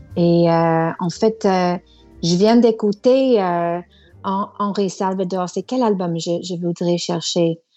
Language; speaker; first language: French; non-native, learner; English